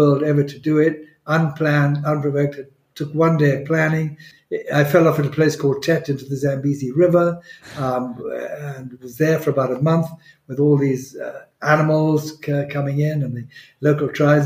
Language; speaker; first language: English; non-native, local second language; Swahili